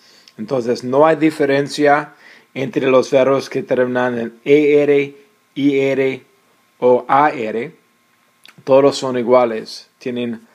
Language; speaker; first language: Spanish; non-native, fluent; English